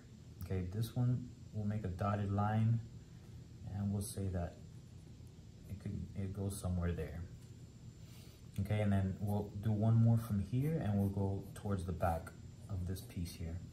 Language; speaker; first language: English; native; English